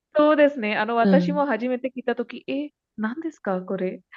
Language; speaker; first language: Japanese; non-native, learner; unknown